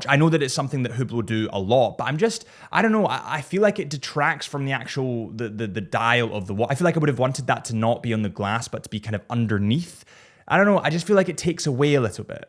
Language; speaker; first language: English; native; English